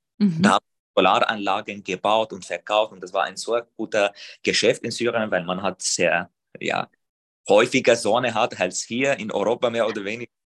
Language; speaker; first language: German; non-native, fluent; Arabic